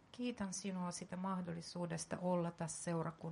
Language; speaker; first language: Finnish; non-native, fluent; Russian